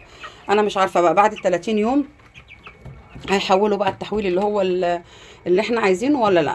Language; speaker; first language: Arabic; native; Arabic